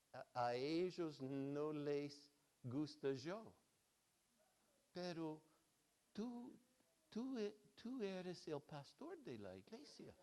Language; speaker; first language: Spanish; non-native, fluent; English